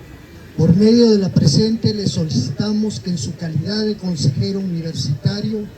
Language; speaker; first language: Spanish; native; Spanish